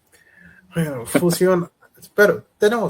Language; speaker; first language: Spanish; non-native, learner; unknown